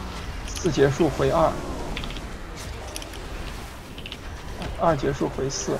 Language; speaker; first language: Chinese; native; Chinese